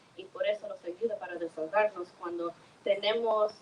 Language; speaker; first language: Spanish; early bilingual, heritage; Spanish